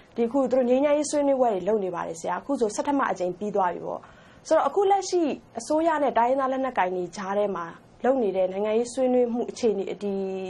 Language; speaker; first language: Burmese; native; Burmese